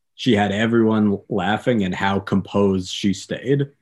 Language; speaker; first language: English; native; English